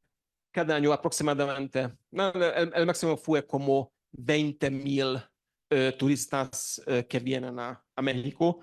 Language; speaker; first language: Spanish; non-native, learner; Hungarian